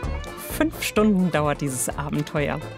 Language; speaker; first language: German; native; German